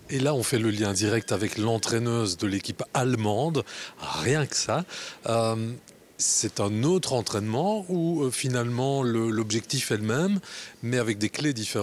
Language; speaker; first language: French; native; French